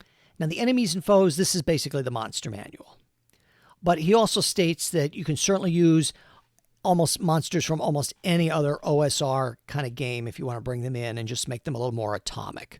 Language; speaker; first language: English; native; English